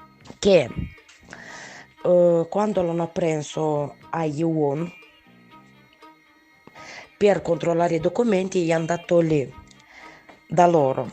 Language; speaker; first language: Italian; non-native, learner; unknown